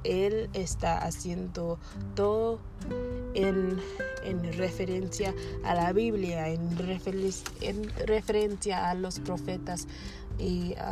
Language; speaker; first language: Spanish; non-native, learner; English